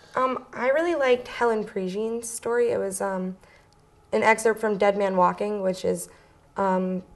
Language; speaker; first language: English; native; English